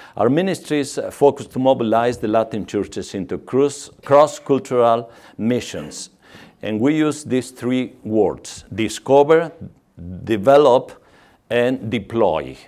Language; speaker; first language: English; non-native, fluent; Spanish